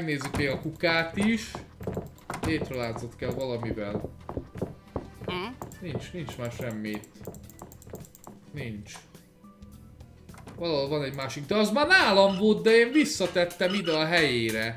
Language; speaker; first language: Hungarian; native; Hungarian